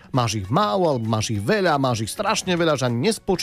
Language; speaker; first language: Slovak; native; Slovak